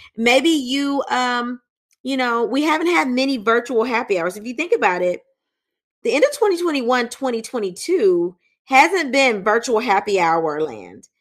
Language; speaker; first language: English; native; English